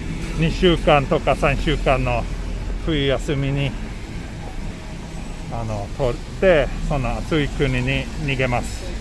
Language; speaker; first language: Japanese; non-native, fluent; Swedish